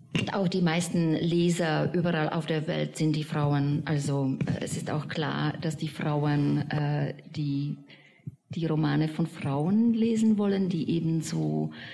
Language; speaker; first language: German; non-native, fluent; Czech